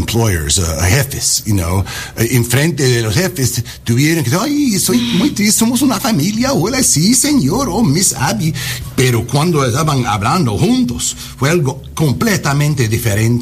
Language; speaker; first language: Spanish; non-native, learner; English